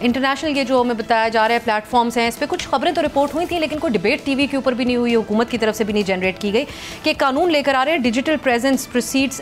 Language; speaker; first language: Urdu; native; Urdu